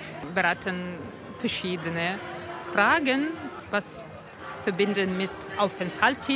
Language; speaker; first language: German; non-native, learner; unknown